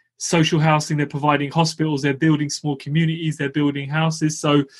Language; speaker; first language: English; native; English